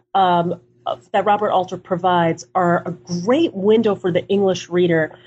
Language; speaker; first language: English; early bilingual, other home language; Hebrew